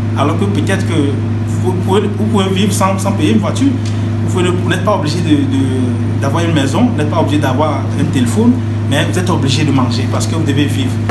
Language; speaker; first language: French; non-native, local second language; Ewe